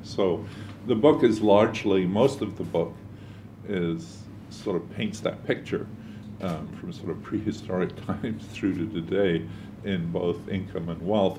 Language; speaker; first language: English; native; English